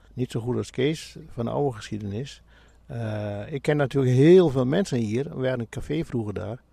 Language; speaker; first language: Dutch; native; Dutch